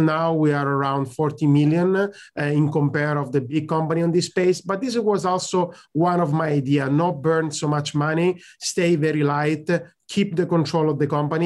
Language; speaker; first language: English; non-native, fluent; Italian